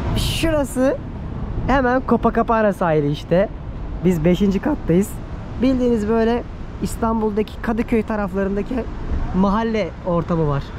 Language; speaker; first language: Turkish; native; Turkish